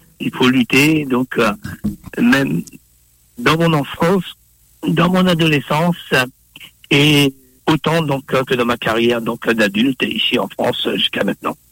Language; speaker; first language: French; non-native, local second language; Morisyen